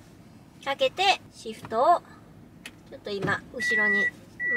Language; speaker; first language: Japanese; native; Japanese